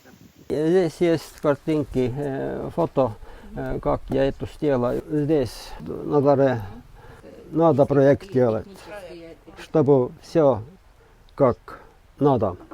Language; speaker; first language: Russian; non-native, learner; Estonian